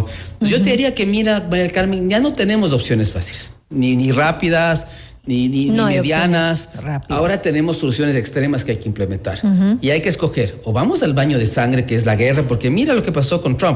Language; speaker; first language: Spanish; native; Spanish